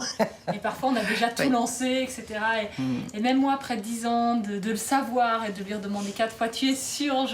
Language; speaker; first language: French; native; French